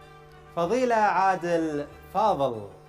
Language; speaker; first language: Arabic; native; Arabic